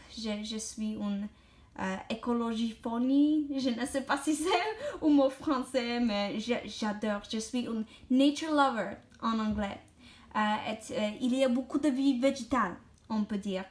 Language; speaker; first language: French; non-native, learner; English